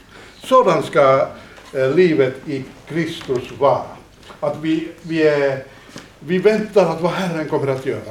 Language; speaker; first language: Swedish; non-native, fluent; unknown